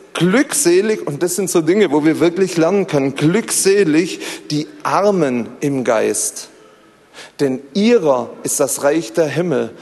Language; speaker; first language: German; native; German